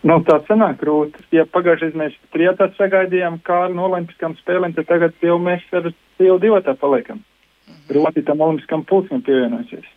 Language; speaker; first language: Latvian; native; Latvian